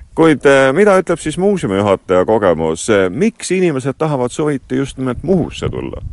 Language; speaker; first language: Estonian; native; Estonian